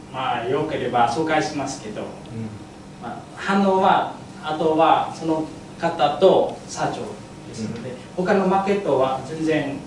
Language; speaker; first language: Japanese; non-native, learner; Vietnamese